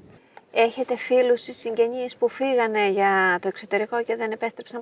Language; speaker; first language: Greek; native; Greek